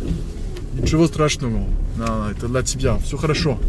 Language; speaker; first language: Russian; non-native, learner; French